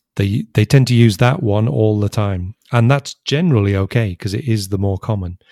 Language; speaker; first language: English; native; English